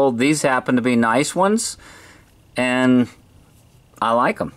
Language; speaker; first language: English; native; English